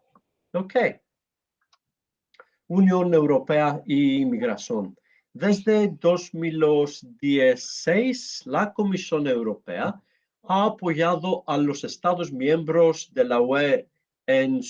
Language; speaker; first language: Spanish; non-native, learner; Greek